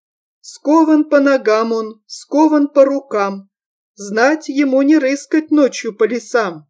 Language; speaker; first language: Russian; native; Russian